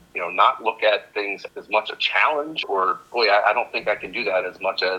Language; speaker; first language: English; native; English